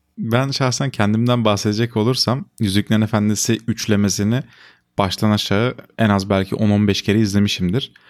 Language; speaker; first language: Turkish; native; Turkish